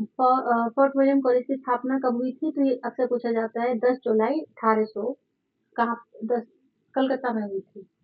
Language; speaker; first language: Hindi; native; Hindi